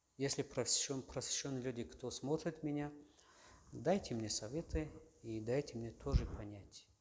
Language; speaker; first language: Russian; non-native, local second language; Tajik